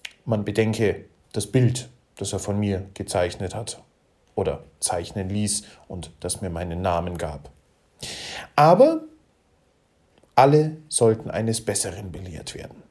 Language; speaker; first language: German; native; German